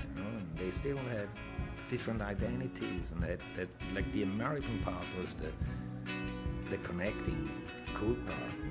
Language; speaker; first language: English; non-native, fluent; German